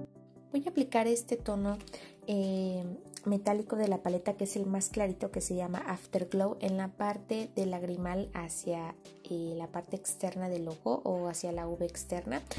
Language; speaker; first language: Spanish; native; Spanish